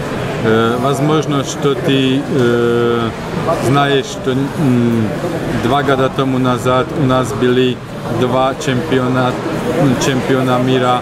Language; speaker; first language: Russian; non-native, learner; Slovak